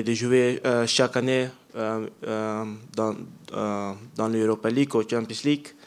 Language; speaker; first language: French; non-native, learner; Dutch